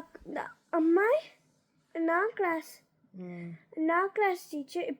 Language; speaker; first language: Telugu; early bilingual, heritage; Telugu